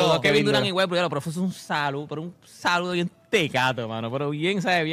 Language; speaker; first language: Spanish; native; Spanish